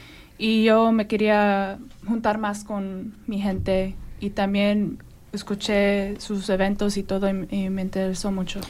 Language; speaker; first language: Spanish; early bilingual, heritage; Spanish